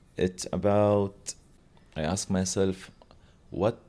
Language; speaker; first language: English; non-native, learner; Arabic